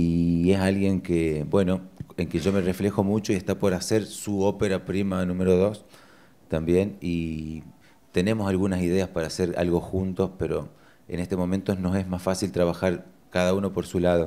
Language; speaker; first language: Spanish; native; Spanish